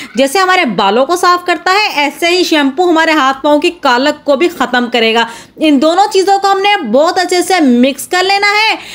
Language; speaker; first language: Urdu; native; Urdu